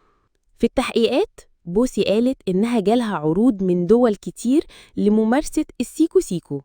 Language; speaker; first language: Arabic; native; Arabic